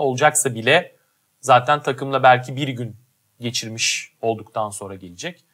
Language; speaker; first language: Turkish; native; Turkish